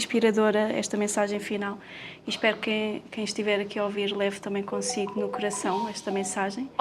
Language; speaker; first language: Portuguese; native; Portuguese